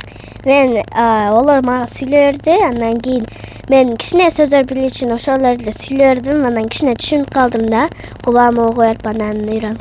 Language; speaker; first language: Kyrgyz; early bilingual, heritage; Kyrgyz